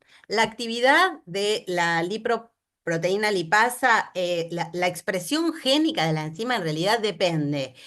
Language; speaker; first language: Spanish; native; Spanish